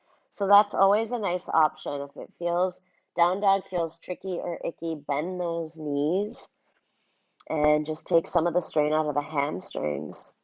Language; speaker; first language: English; native; English